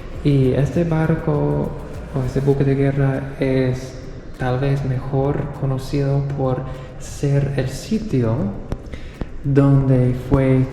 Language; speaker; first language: Spanish; non-native, fluent; English